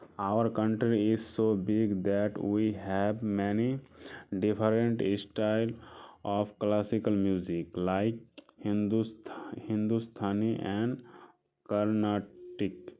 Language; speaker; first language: English; non-native, local second language; Bangla